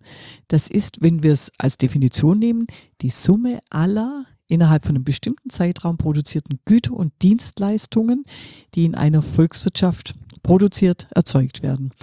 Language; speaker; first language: German; native; German